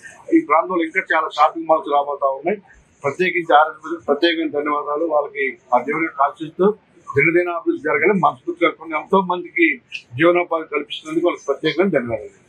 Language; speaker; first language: Telugu; native; Telugu